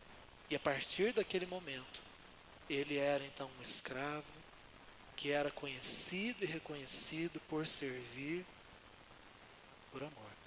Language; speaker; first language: Portuguese; native; Portuguese